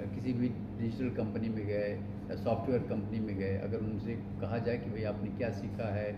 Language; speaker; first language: Hindi; non-native, local second language; Bangla